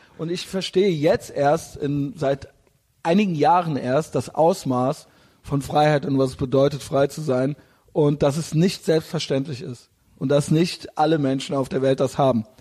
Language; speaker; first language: German; native; German